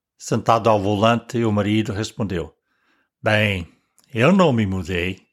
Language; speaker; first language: Portuguese; non-native, fluent; English